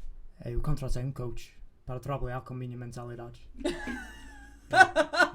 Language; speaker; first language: Portuguese; non-native, fluent; English